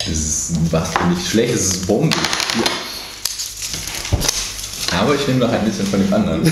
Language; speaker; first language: German; native; German